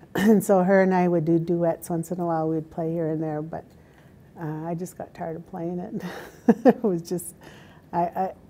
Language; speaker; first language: English; native; English